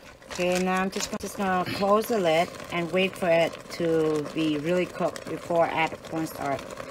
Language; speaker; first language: English; non-native, fluent; Vietnamese